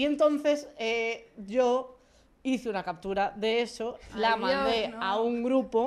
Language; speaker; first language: Spanish; native; Spanish